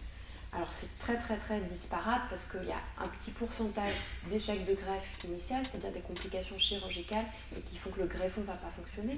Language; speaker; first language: French; native; French